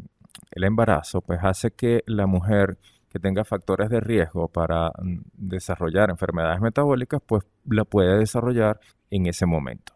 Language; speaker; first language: Spanish; native; Spanish